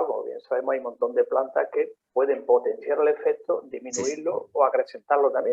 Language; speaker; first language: Spanish; native; Spanish